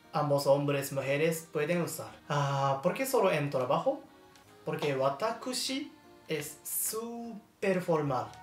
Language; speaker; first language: Spanish; non-native, learner; Japanese